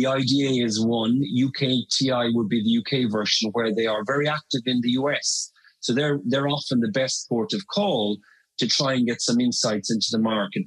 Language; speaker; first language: English; native; English